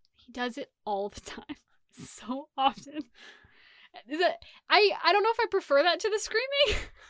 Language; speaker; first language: English; native; English